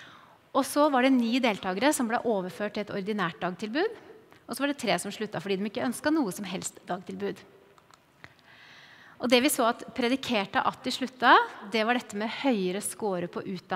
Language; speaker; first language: Norwegian; native; Norwegian